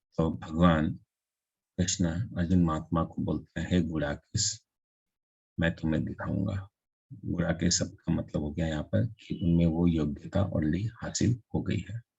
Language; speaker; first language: Hindi; non-native, local second language; Assamese